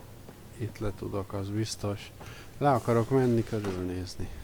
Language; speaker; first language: Hungarian; native; Hungarian